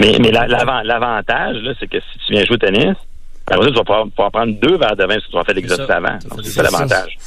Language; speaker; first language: French; native; French